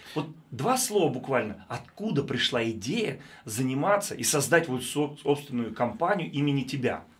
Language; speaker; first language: Russian; native; Russian